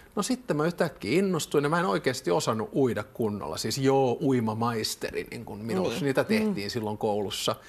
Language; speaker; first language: Finnish; native; Finnish